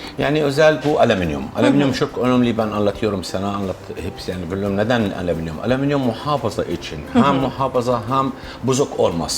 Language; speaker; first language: Turkish; non-native, learner; Arabic